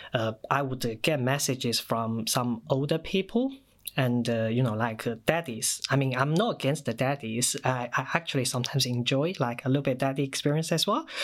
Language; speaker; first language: English; non-native, fluent; Chinese